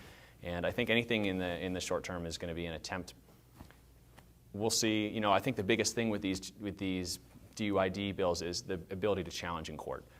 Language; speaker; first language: English; native; English